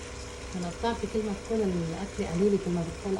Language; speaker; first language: Arabic; native; Arabic